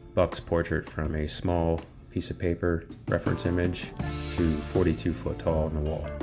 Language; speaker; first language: English; native; English